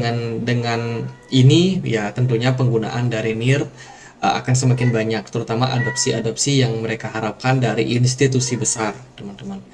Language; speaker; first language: Indonesian; native; Indonesian